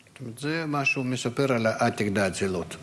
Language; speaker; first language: Hebrew; non-native, fluent; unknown